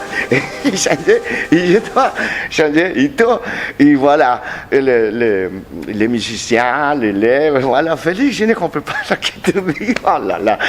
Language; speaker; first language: French; non-native, learner; Spanish